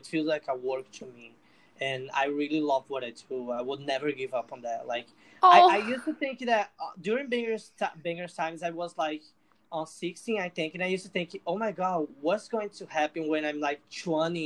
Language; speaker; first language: English; non-native, fluent; Portuguese